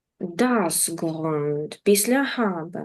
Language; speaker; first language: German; non-native, fluent; Ukrainian